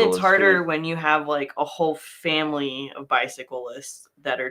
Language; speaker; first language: English; native; English